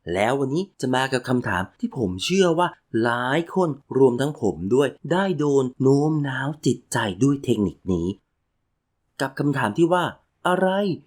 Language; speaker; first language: Thai; native; Thai